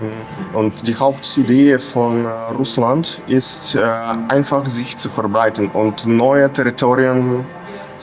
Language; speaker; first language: German; non-native, fluent; Ukrainian